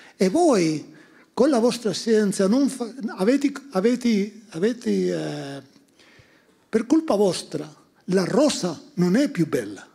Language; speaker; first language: Italian; non-native, fluent; Spanish